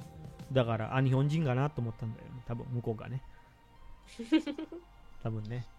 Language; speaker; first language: Japanese; non-native, fluent; Indonesian